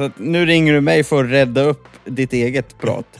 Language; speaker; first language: Swedish; native; Swedish